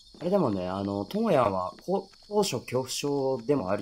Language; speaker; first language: Japanese; native; Japanese